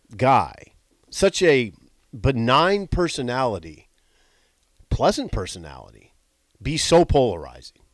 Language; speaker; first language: English; native; English